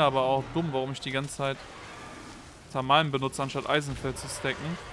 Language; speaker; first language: German; native; German